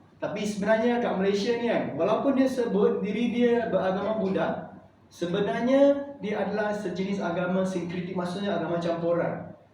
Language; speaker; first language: Malay; non-native, local second language; Chinese